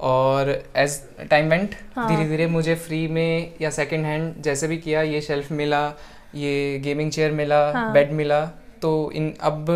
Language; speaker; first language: Hindi; native; Hindi